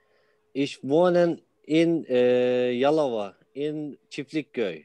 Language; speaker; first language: German; non-native, learner; Turkish